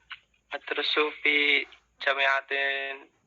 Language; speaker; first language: Arabic; non-native, learner; Indonesian